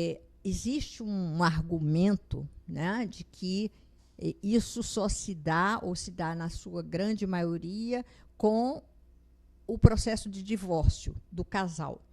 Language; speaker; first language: Portuguese; native; Portuguese